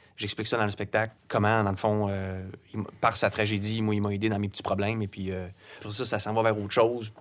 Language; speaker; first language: French; native; French